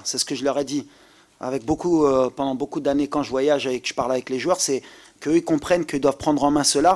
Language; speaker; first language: French; native; French